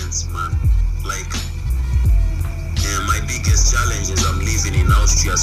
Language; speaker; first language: English; non-native, local second language; Swahili